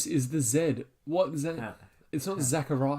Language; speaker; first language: English; native; English